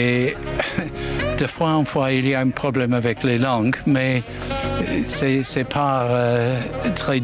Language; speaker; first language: French; non-native, learner; English